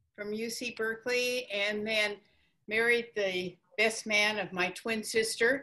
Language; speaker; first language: English; native; English